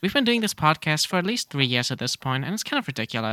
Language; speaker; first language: English; non-native, fluent; German